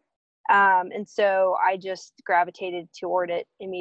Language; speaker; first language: English; native; English